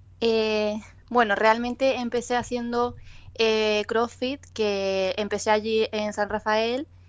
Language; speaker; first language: Spanish; native; Spanish